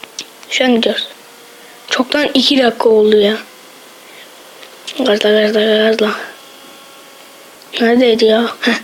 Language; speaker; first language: Turkish; native; Turkish